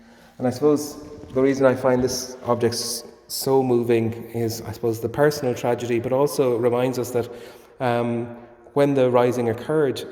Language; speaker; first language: English; native; English